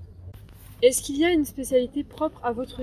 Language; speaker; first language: French; native; French